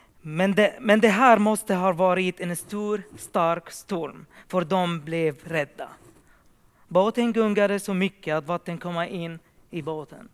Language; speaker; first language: Swedish; non-native, fluent; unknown